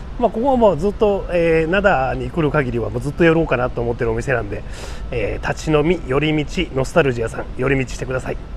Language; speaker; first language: Japanese; native; Japanese